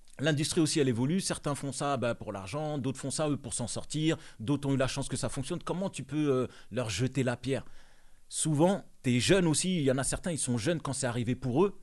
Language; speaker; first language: French; non-native, local second language; Bambara